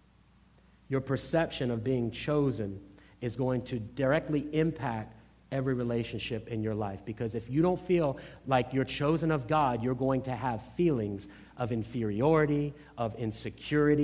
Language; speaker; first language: English; native; English